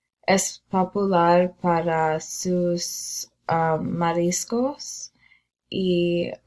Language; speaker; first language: Spanish; non-native, learner; English